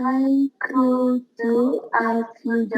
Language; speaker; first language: English; non-native, learner; Spanish